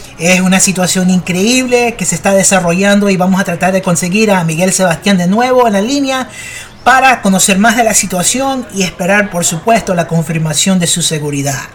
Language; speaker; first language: Spanish; early bilingual, heritage; Spanish